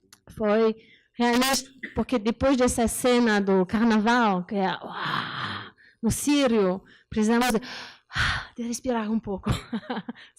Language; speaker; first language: Portuguese; non-native, learner; French